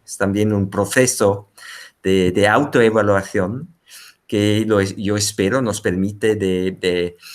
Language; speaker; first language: Spanish; non-native, fluent; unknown